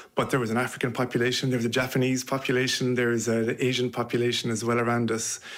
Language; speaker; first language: English; native; English